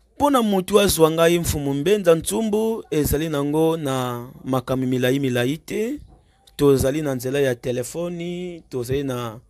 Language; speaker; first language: Lingala; non-native, local second language; Kongo